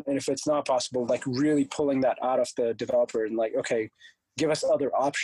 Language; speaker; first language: English; non-native, local second language; Punjabi